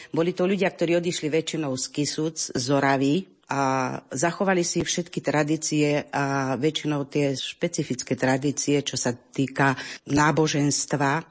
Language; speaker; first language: Slovak; early bilingual, heritage; Slovak